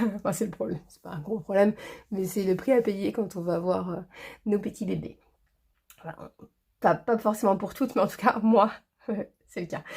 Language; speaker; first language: French; early bilingual, other home language; Portuguese